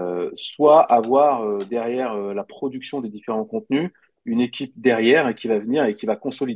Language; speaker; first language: French; native; French